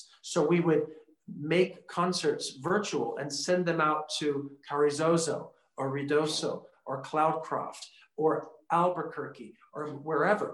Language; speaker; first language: English; native; English